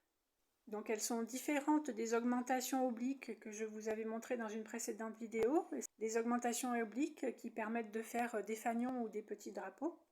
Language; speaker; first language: French; native; French